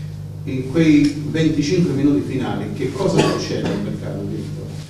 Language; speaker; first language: Italian; native; Italian